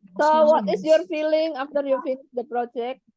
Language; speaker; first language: English; non-native, learner; Indonesian